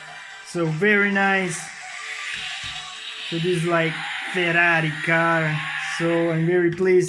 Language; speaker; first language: English; non-native, fluent; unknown